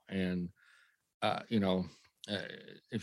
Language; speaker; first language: English; native; English